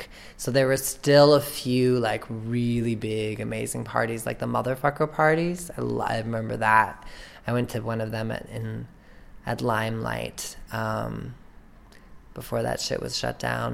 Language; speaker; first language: English; native; English